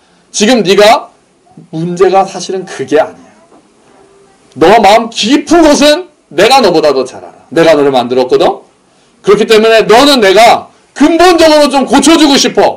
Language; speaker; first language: Korean; native; Korean